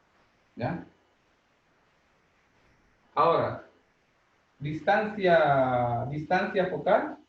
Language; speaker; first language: Spanish; native; Spanish